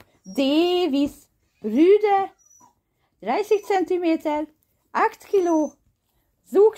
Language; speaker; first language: German; non-native, learner; Hungarian